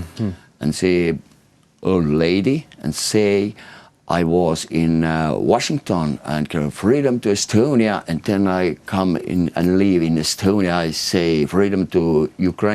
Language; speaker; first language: English; non-native, learner; Estonian